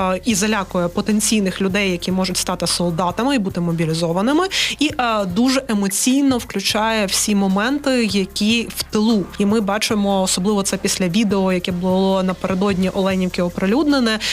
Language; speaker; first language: Ukrainian; native; Ukrainian